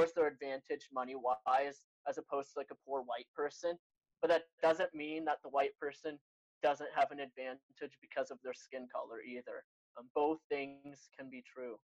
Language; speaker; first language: English; native; English